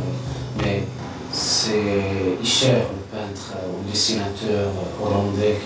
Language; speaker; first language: French; non-native, local second language; Arabic